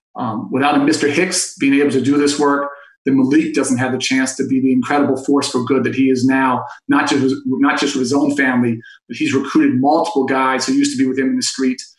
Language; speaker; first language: English; native; English